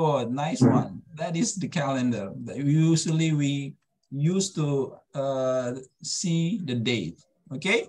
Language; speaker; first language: English; non-native, fluent; Indonesian